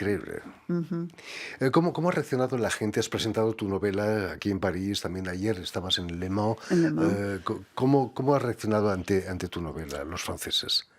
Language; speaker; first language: Spanish; native; Spanish